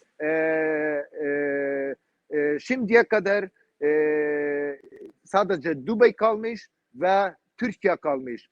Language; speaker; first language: Turkish; non-native, learner; Kurdish